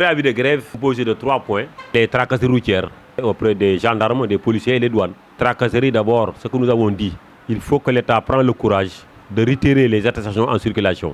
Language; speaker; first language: French; non-native, local second language; Wolof